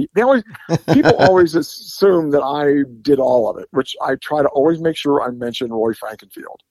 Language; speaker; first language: English; native; English